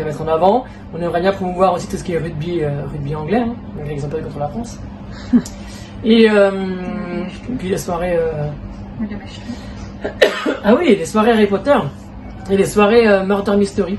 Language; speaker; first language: French; native; French